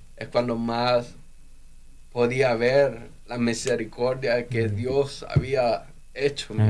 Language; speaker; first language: Spanish; native; Spanish